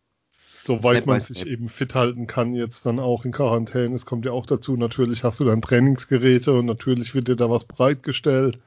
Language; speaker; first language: German; native; German